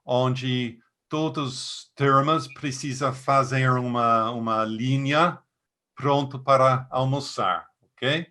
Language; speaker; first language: Portuguese; non-native, fluent; English